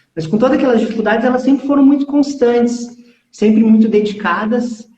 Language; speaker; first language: Portuguese; early bilingual, heritage; Portuguese